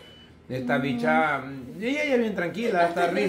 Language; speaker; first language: Spanish; native; Spanish